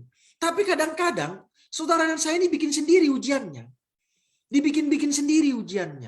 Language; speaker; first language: Indonesian; native; Indonesian